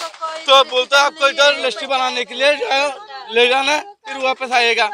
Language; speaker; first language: Hindi; non-native, learner; Rohingya